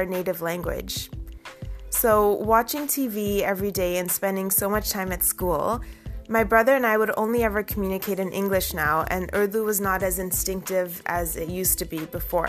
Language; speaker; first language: English; early bilingual, other home language; Urdu